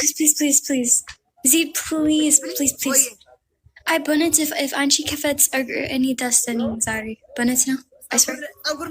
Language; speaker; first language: English; early bilingual, heritage; Amharic